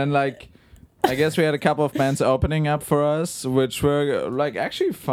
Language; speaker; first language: English; non-native, fluent; German